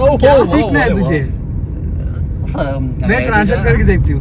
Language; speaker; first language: Hindi; non-native, local second language; Malayalam